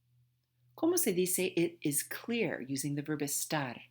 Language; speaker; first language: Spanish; non-native, fluent; English